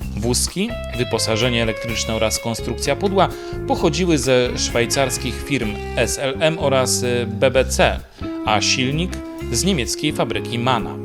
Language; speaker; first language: Polish; native; Polish